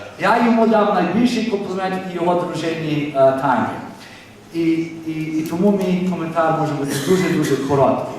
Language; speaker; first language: Ukrainian; early bilingual, heritage; Ukrainian